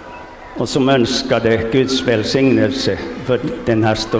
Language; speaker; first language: Swedish; non-native, local second language; Finnish